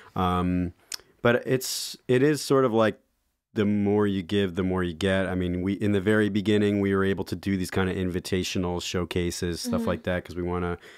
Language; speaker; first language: English; native; English